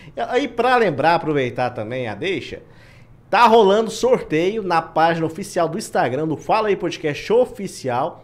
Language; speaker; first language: Portuguese; native; Portuguese